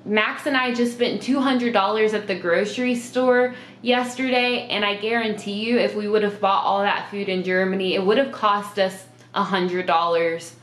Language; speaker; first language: English; native; English